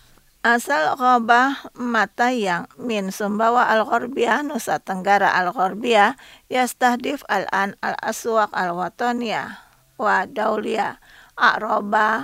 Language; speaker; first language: Arabic; non-native, fluent; Indonesian